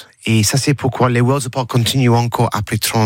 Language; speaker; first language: French; non-native, learner; English